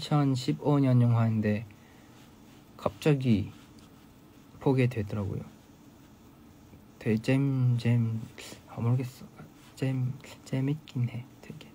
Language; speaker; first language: Korean; non-native, fluent; Thai